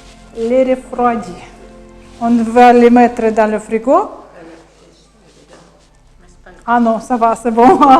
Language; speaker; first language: French; non-native, learner; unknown